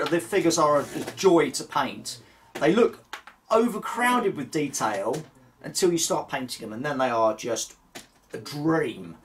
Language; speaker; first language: English; native; English